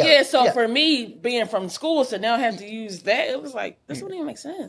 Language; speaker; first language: English; native; English